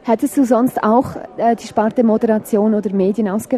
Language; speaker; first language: German; native; German